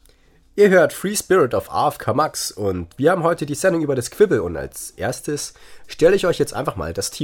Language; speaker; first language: German; native; German